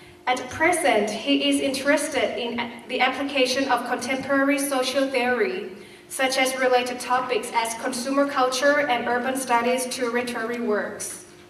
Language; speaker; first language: English; non-native, fluent; Thai